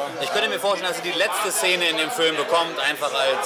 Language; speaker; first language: German; native; German